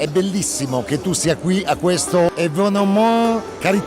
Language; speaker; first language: Italian; native; Italian